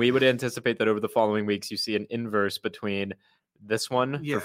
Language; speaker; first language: English; native; English